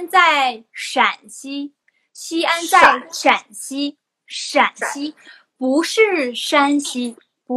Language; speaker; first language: Chinese; non-native, learner; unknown